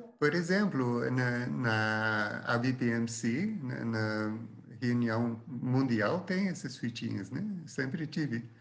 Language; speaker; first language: Portuguese; non-native, fluent; Dutch